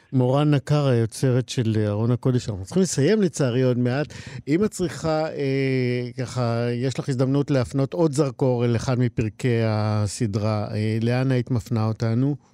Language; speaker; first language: Hebrew; native; Hebrew